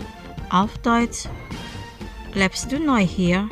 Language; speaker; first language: German; non-native, fluent; Indonesian